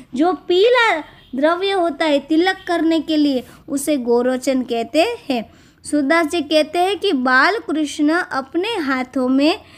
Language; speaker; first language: Hindi; non-native, local second language; Gujarati